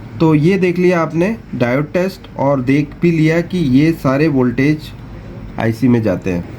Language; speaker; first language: Hindi; non-native, local second language; Gujarati